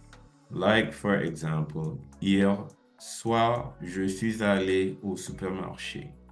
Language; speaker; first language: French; non-native, fluent; English